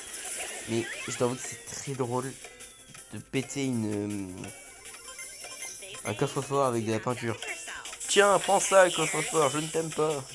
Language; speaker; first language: French; native; French